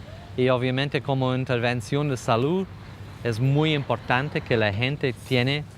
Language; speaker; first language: Spanish; non-native, fluent; English